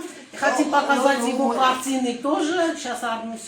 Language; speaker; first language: Russian; non-native, local second language; Armenian